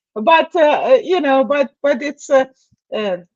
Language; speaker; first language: English; non-native, fluent; Persian